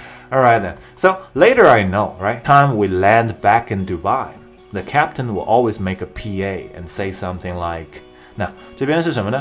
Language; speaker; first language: English; non-native, fluent; Chinese